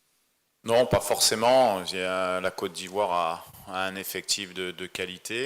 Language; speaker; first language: French; native; French